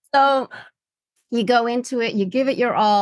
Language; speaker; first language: English; non-native, fluent; Dutch